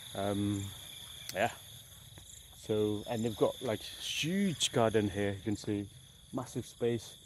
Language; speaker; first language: English; non-native, fluent; Khmer